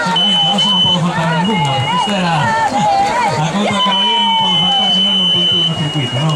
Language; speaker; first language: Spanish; native; Spanish